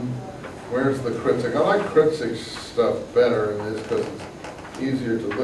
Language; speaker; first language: English; native; English